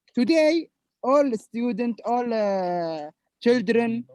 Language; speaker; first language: English; non-native, learner; Arabic